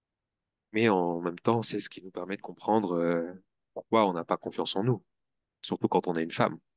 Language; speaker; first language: French; native; French